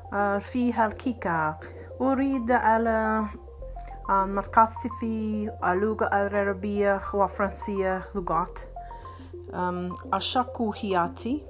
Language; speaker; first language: Arabic; non-native, learner; English